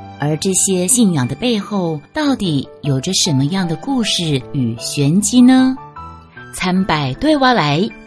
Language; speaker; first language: Chinese; native; Chinese